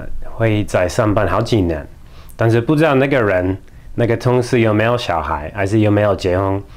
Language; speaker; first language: Chinese; non-native, fluent; English